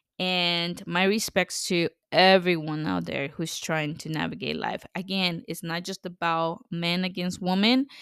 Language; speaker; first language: English; non-native, fluent; Spanish